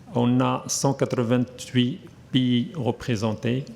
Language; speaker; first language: French; non-native, local second language; Arabic